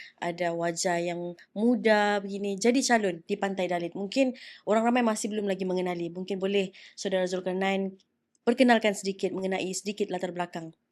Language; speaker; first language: Malay; native; Malay